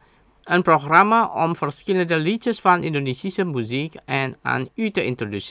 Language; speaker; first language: Dutch; non-native, learner; Indonesian